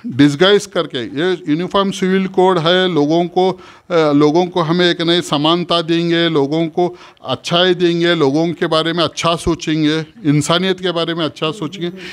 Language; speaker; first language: Hindi; non-native, local second language; Urdu